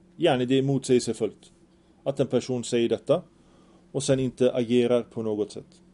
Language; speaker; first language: Swedish; early bilingual, other home language; Arabic